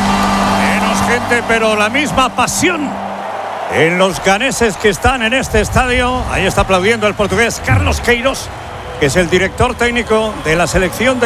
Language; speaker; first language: Spanish; native; Spanish